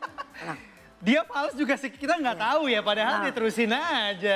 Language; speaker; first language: Indonesian; native; Indonesian